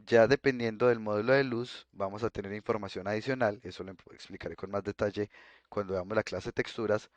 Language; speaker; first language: Spanish; native; Spanish